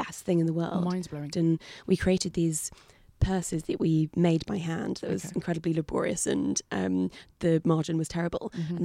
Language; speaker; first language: English; native; English